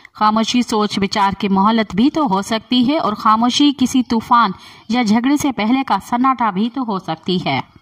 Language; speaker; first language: Urdu; non-native, local second language; Sindhi